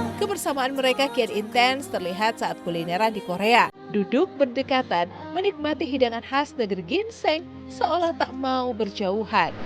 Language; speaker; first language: Indonesian; native; Indonesian